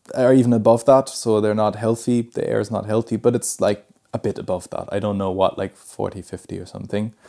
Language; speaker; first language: English; early bilingual, other home language; Pashto